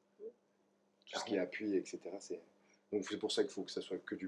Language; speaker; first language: French; native; French